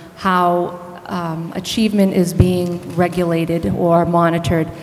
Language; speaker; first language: English; native; English